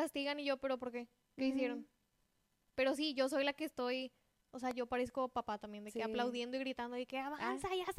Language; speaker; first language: Spanish; native; Spanish